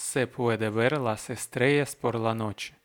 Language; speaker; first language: Spanish; non-native, learner; Russian